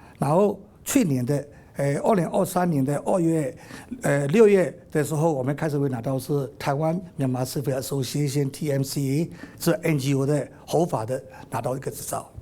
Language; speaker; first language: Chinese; non-native, fluent; Burmese